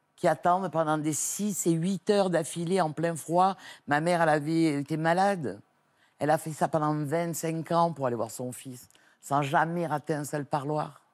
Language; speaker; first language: French; native; French